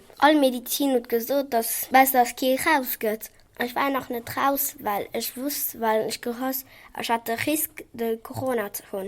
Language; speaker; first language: German; non-native, local second language; Luxembourgish